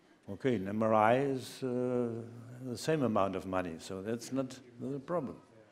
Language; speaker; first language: English; non-native, fluent; German